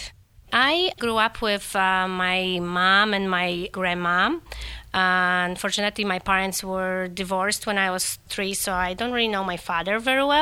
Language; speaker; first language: English; non-native, fluent; Polish